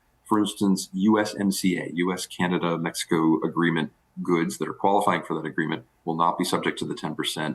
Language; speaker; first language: English; native; English